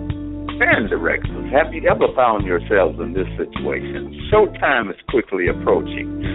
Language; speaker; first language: English; native; English